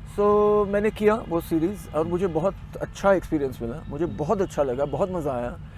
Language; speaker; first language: Hindi; non-native, local second language; Marathi